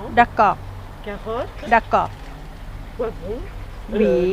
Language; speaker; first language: French; non-native, learner; Thai